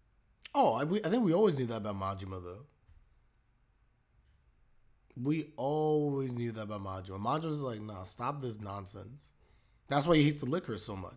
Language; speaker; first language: English; native; English